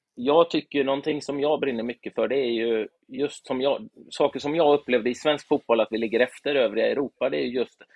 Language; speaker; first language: Swedish; native; Swedish